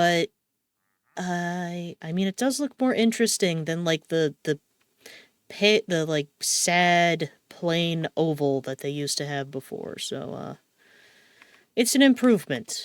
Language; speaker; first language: English; native; English